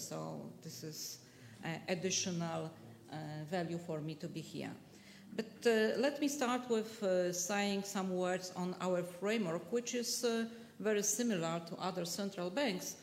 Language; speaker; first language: English; non-native, fluent; Polish